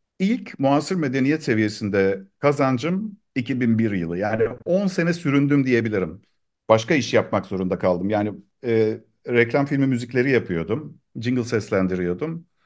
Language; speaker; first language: Turkish; native; Turkish